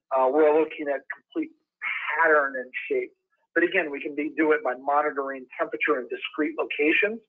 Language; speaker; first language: English; native; English